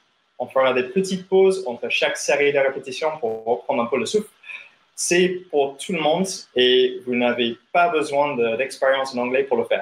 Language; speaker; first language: French; non-native, fluent; English